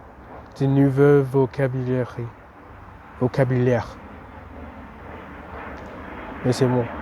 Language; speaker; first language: French; non-native, learner; English